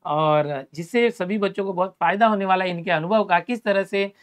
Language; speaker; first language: Hindi; non-native, local second language; Marathi